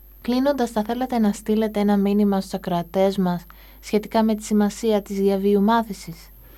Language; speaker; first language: Greek; native; Greek